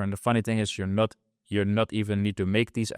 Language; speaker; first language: English; non-native, fluent; Dutch